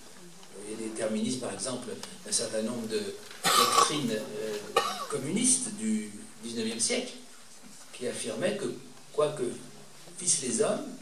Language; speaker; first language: French; native; French